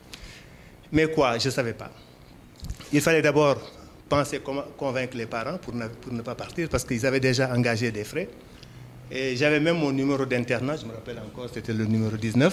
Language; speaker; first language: French; non-native, local second language; Wolof